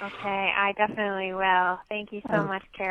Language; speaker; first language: English; native; English